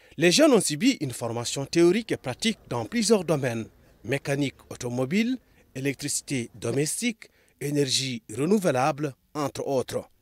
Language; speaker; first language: French; non-native, local second language; Arabic